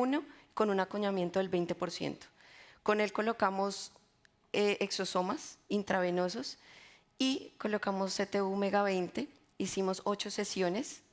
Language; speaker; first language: Spanish; native; Spanish